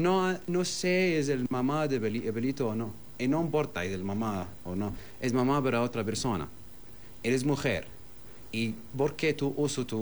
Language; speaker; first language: Spanish; non-native, learner; Arabic